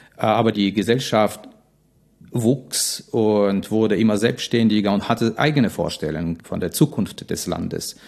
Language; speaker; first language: German; non-native, fluent; Russian